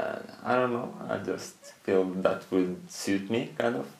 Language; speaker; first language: English; non-native, fluent; Norwegian